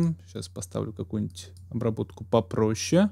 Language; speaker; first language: Russian; native; Russian